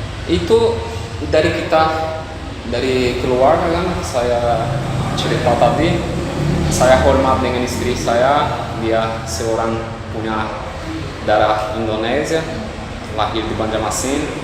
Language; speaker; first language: Indonesian; non-native, fluent; Portuguese